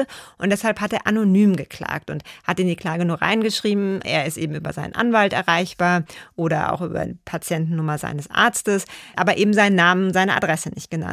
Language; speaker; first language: German; native; German